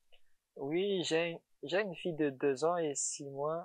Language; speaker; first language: French; non-native, local second language; Malagasy